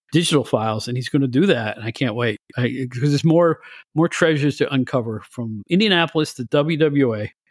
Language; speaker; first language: English; native; English